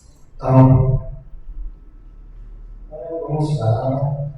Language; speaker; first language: Portuguese; non-native, learner; Spanish